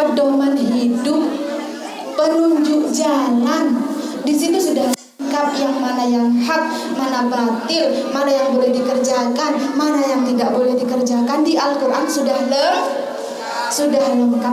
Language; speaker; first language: Indonesian; non-native, local second language; Javanese